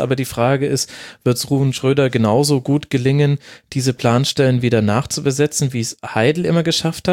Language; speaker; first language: German; native; German